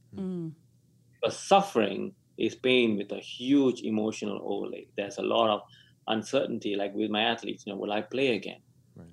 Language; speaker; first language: English; non-native, local second language; Tamil